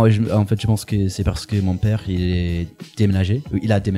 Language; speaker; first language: French; non-native, fluent; English